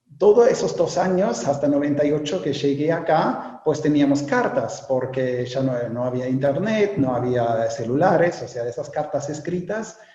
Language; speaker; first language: Spanish; non-native, fluent; German